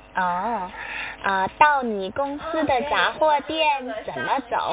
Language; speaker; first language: Chinese; native; Chinese